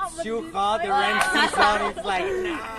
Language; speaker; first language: English; non-native, learner; Spanish